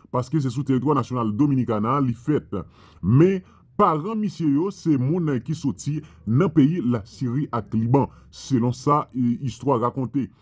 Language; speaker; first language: Haitian Creole; non-native, fluent; Spanish